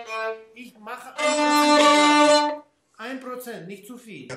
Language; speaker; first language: German; non-native, fluent; Armenian